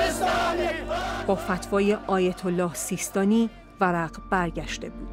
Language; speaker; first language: Persian; native; Persian